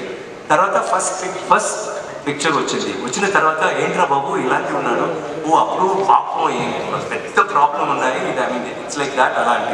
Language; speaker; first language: Telugu; non-native, fluent; Tamil